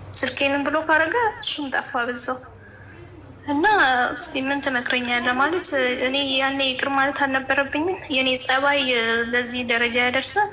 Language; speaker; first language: Amharic; native; Amharic